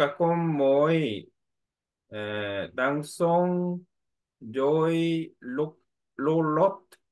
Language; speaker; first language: Vietnamese; non-native, learner; Korean